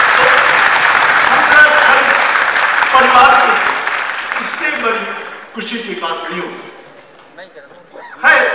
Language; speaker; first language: Hindi; non-native, fluent; Japanese